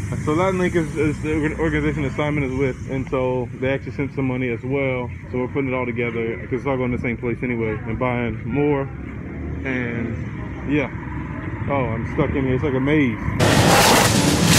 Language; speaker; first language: English; native; English